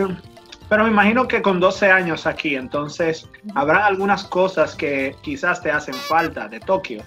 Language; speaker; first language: Spanish; native; Spanish